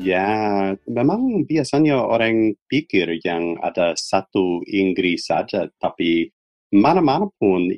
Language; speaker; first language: Indonesian; non-native, fluent; English